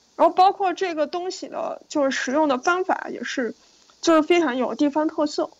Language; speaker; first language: Chinese; native; Chinese